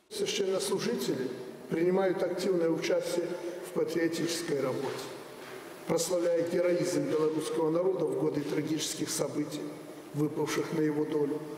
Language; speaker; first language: Russian; native; Russian